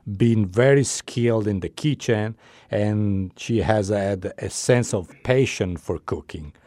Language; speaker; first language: English; non-native, fluent; Italian